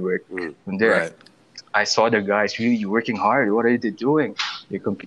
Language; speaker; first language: English; non-native, local second language; Filipino